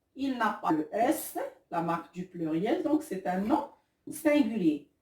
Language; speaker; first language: French; non-native, local second language; Arabic